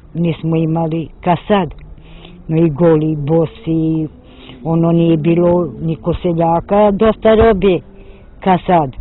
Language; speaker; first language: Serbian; non-native, local second language; Romany